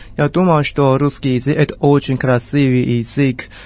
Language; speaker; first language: Russian; non-native, learner; Chinese